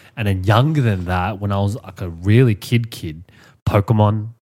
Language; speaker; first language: English; native; English